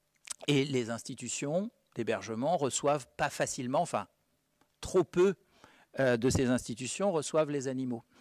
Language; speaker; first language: French; native; French